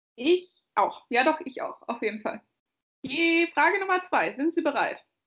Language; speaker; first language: German; native; German